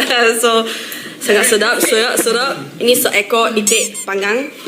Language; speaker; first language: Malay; non-native, local second language; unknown